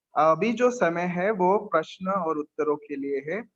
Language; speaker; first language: Hindi; non-native, local second language; Marathi